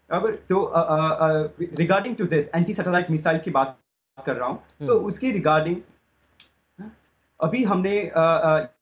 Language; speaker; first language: Hindi; non-native, local second language; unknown